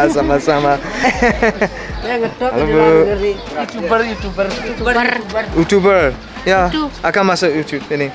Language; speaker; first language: Indonesian; non-native, learner; English